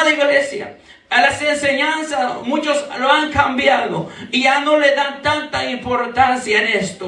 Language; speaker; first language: Spanish; native; Spanish